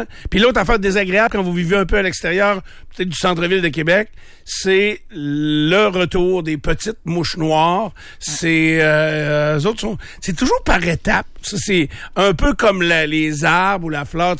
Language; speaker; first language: French; native; French